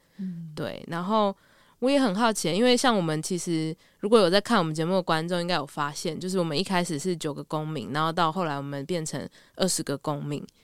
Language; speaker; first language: Chinese; native; Chinese